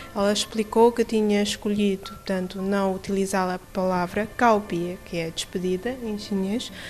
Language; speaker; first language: Portuguese; non-native, fluent; Chinese